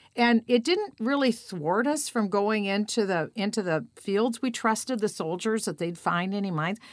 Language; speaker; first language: English; native; English